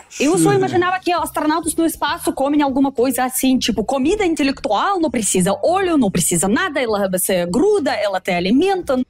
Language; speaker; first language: Portuguese; non-native, fluent; Russian